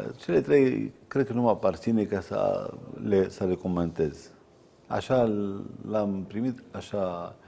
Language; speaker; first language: Romanian; non-native, fluent; Arabic